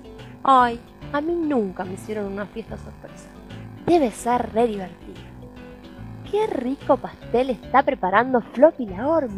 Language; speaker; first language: Spanish; native; Spanish